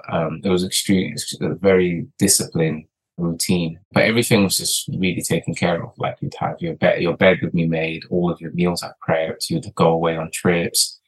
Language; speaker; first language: English; early bilingual, other home language; Portuguese